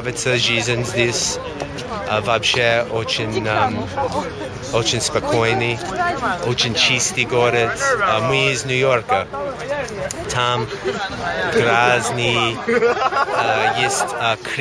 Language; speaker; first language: Russian; non-native, learner; English